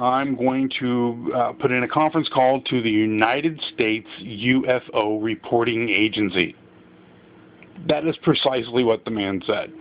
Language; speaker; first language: English; native; English